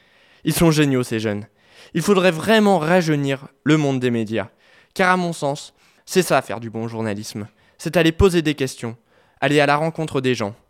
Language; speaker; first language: French; native; French